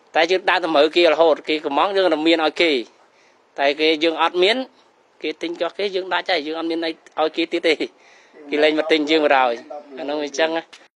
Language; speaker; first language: Khmer; native; Khmer